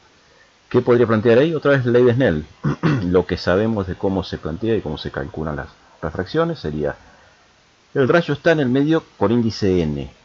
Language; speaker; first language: Spanish; native; Spanish